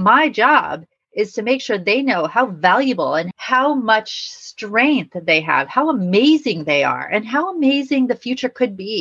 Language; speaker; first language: English; native; English